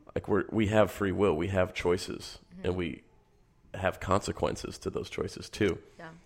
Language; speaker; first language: English; native; English